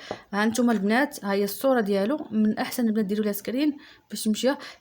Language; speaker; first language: Arabic; native; Arabic